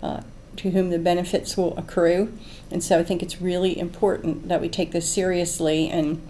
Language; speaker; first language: English; native; English